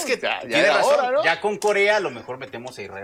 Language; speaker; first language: Spanish; native; Spanish